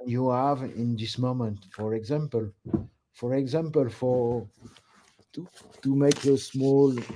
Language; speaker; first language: English; non-native, learner; French